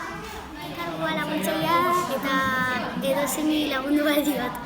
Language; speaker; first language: Basque; non-native, local second language; Spanish